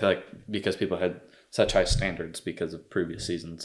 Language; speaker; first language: English; native; English